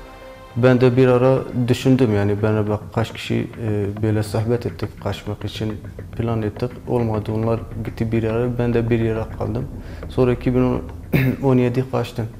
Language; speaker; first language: Turkish; non-native, learner; Kurdish